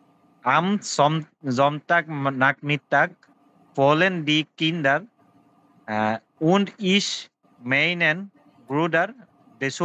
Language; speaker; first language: German; non-native, learner; Bangla